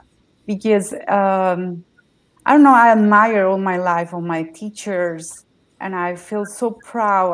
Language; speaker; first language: English; non-native, learner; Spanish